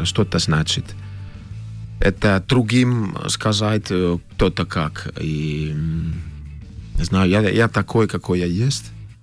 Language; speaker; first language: Russian; non-native, fluent; Finnish